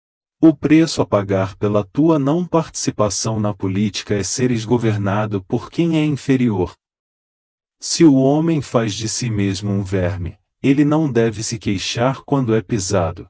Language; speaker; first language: Portuguese; native; Portuguese